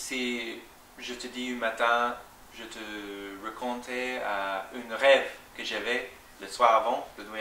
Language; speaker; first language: French; non-native, fluent; English